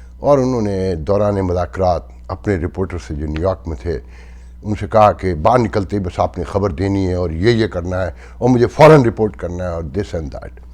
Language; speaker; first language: Urdu; native; Urdu